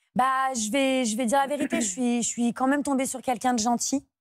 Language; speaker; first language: French; native; French